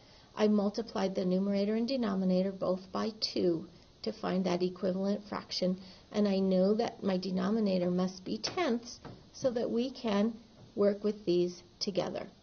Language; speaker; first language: English; native; English